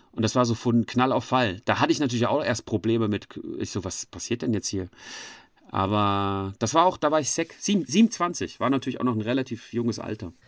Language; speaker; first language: German; native; German